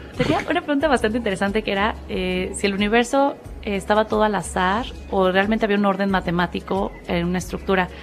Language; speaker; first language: Spanish; native; Spanish